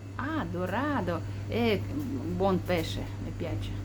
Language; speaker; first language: Italian; non-native, learner; Kazakh